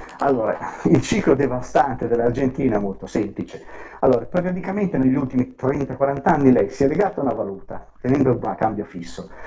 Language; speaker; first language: Italian; native; Italian